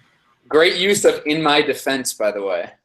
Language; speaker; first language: English; non-native, fluent; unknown